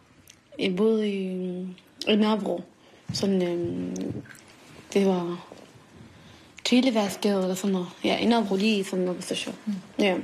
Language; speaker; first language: Danish; non-native, learner; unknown